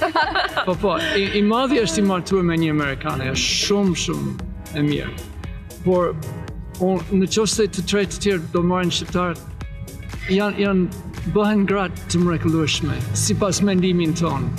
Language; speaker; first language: Albanian; non-native, learner; English